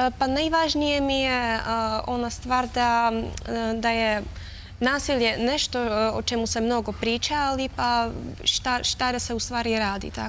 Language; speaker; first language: Bosnian; non-native, fluent; Czech